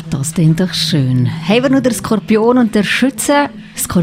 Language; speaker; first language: German; native; German